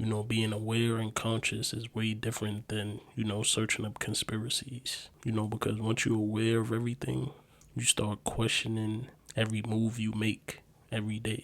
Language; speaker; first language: English; native; English